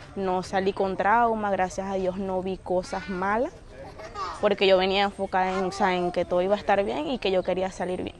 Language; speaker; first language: Spanish; native; Spanish